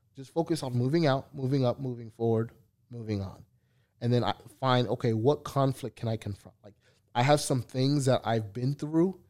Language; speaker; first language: English; early bilingual, other home language; Haitian Creole